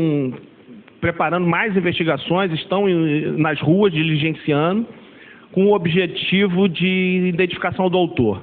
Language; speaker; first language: Portuguese; native; Portuguese